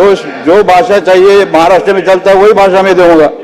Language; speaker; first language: Hindi; non-native, local second language; Marathi